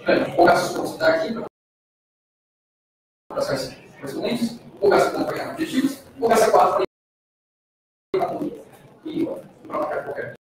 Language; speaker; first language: Portuguese; native; Portuguese